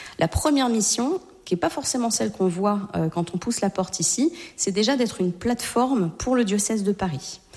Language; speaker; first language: French; native; French